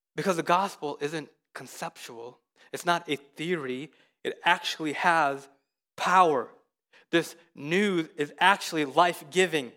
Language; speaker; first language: English; early bilingual, other home language; Hindi